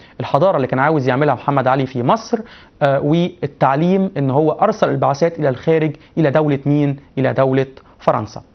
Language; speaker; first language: Arabic; native; Arabic